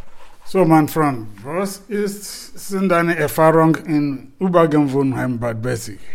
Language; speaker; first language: German; non-native, learner; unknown